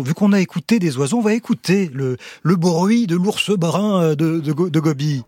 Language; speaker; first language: French; native; French